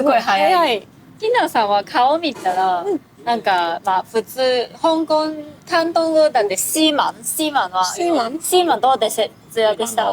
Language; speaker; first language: Japanese; non-native, learner; Cantonese